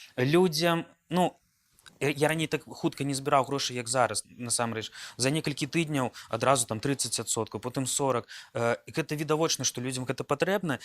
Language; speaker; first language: Belarusian; native; Belarusian